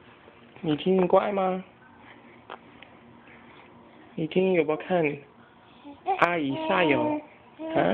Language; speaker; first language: Cantonese; early bilingual, heritage; Cantonese